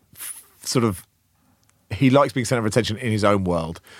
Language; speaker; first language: English; native; English